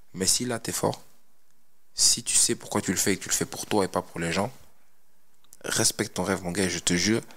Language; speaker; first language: French; native; French